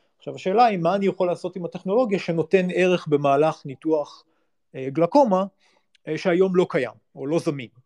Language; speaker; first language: Hebrew; native; Hebrew